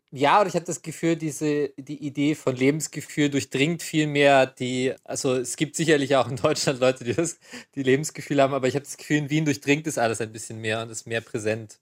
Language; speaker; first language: German; native; German